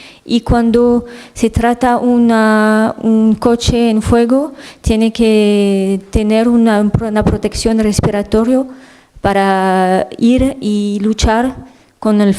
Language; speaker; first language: Spanish; non-native, learner; French